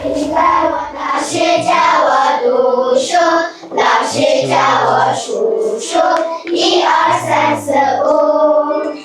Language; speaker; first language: Chinese; non-native, learner; Mongolian